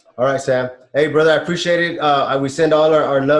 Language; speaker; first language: English; native; English